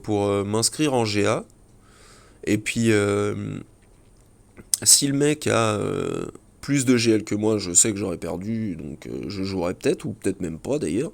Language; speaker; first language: French; native; French